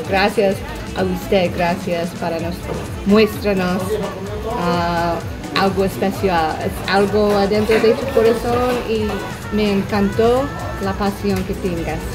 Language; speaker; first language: Spanish; non-native, fluent; English